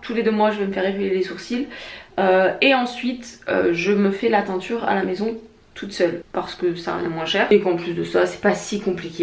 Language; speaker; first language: French; native; French